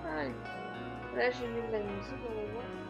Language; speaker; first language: French; native; French